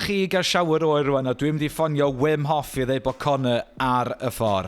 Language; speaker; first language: Welsh; native; Welsh